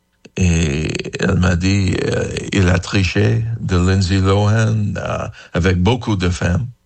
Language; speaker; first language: French; non-native, learner; English